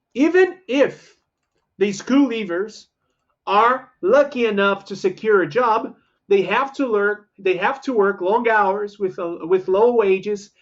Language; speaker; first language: English; non-native, fluent; Portuguese